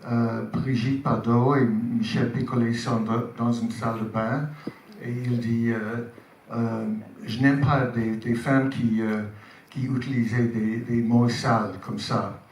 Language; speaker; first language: French; non-native, learner; English